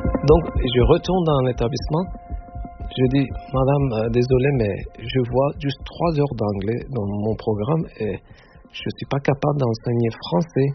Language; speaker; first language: French; non-native, fluent; Turkish